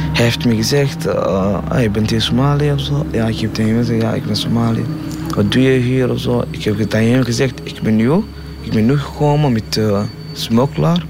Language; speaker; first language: Dutch; non-native, learner; Somali